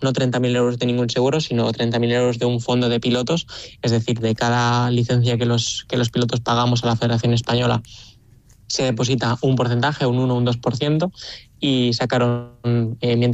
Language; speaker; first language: Spanish; native; Spanish